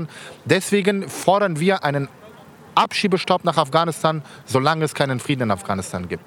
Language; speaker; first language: German; early bilingual, other home language; Persian